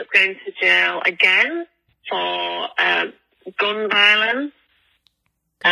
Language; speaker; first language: English; native; English